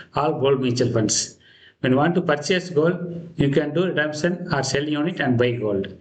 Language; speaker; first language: English; non-native, local second language; Tamil